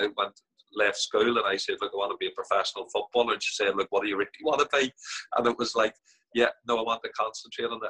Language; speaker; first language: English; native; English